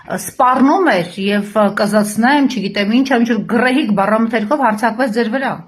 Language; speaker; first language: Armenian; native; Armenian